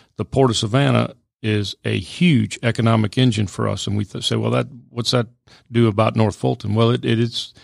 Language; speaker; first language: English; native; English